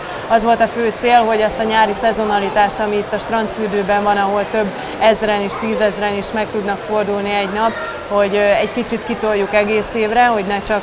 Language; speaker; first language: Hungarian; native; Hungarian